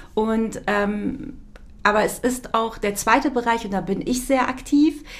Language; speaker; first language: German; early bilingual, other home language; Kurdish